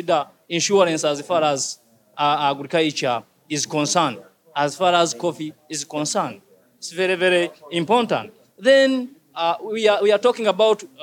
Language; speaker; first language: English; non-native, local second language; Ganda